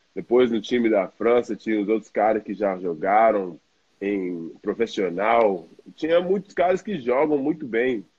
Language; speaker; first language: Portuguese; non-native, fluent; English